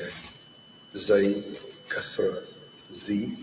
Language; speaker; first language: Arabic; non-native, learner; English